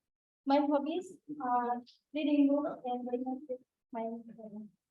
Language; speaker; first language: English; non-native, learner; Indonesian